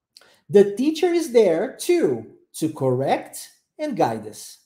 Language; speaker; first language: English; non-native, fluent; Portuguese